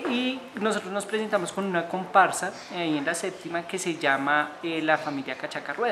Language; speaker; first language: Spanish; native; Spanish